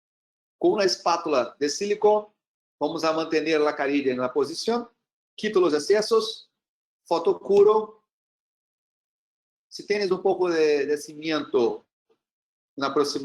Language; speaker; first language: Spanish; non-native, learner; Portuguese